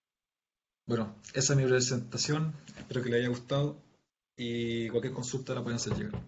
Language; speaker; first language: Spanish; native; Spanish